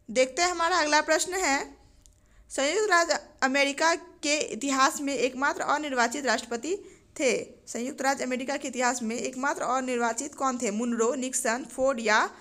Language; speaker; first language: Hindi; native; Hindi